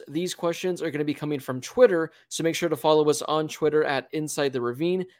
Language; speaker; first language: English; native; English